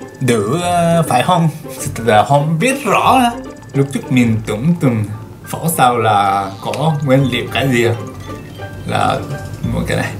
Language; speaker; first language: Vietnamese; non-native, learner; Japanese